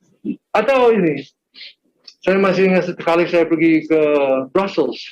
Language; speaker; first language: Indonesian; non-native, fluent; English